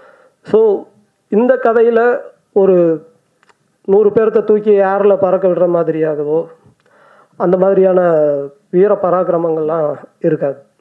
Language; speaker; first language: Tamil; native; Tamil